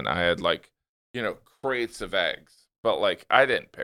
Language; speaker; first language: English; native; English